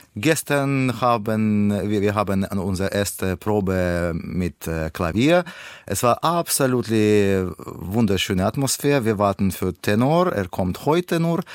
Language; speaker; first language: German; non-native, learner; Russian